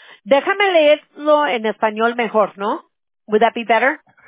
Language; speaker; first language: Spanish; early bilingual, heritage; Spanish